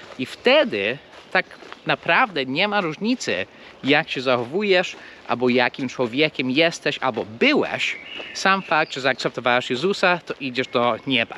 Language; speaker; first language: Polish; non-native, fluent; English